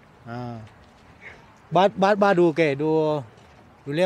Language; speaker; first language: Portuguese; non-native, learner; Vietnamese